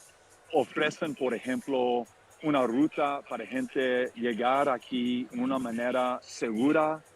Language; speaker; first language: Spanish; non-native, fluent; English